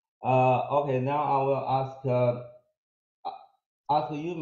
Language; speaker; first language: English; non-native, fluent; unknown